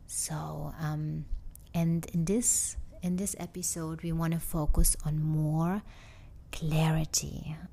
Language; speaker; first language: English; non-native, fluent; German